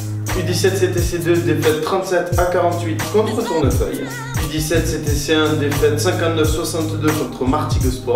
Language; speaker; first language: French; native; French